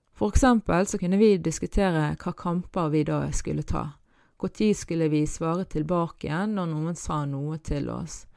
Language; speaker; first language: Norwegian; early bilingual, other home language; Arabic